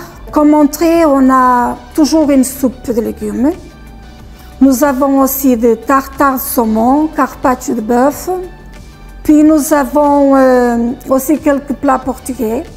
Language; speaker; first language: French; non-native, fluent; Portuguese